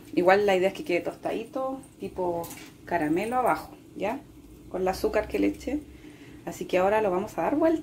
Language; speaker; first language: Spanish; native; Spanish